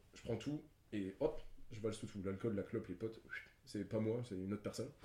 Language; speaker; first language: French; native; French